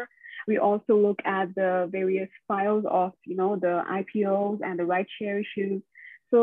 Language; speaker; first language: English; non-native, local second language; Nepali